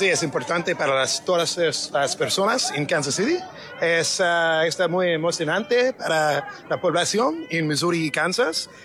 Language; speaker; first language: Spanish; non-native, learner; English